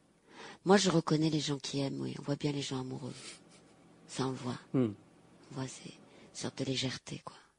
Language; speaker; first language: French; native; French